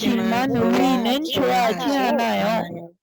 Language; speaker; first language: Korean; non-native, learner; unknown